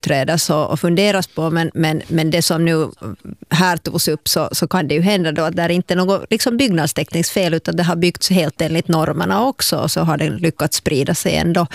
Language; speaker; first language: Swedish; native; Swedish